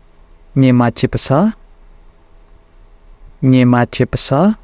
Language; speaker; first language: Polish; non-native, fluent; Indonesian